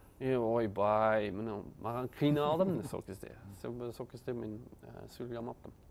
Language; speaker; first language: Kazakh; non-native, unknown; Dutch